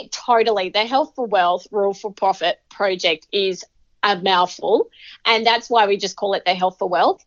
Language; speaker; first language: English; native; English